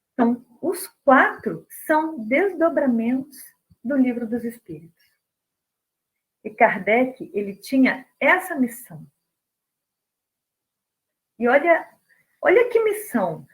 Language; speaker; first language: Portuguese; native; Portuguese